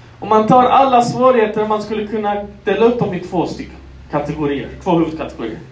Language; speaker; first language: Swedish; non-native, local second language; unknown